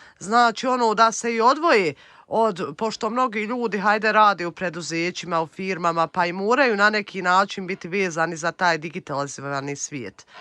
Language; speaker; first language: Bosnian; native; Bosnian